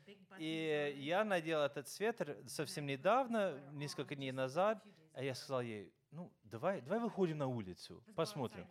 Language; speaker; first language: Russian; non-native, fluent; English